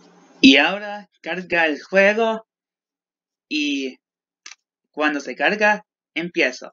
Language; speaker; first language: Spanish; non-native, learner; English